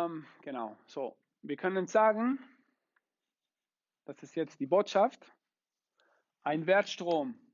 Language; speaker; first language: German; non-native, fluent; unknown